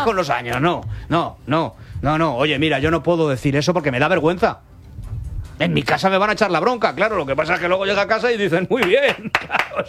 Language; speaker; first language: Spanish; native; Spanish